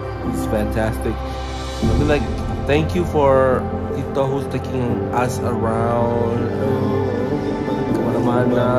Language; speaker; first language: English; non-native, fluent; Indonesian